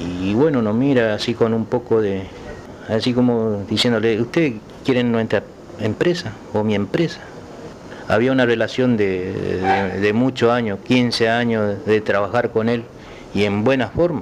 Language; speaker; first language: Spanish; native; Spanish